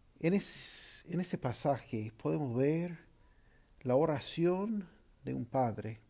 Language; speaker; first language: Spanish; non-native, fluent; English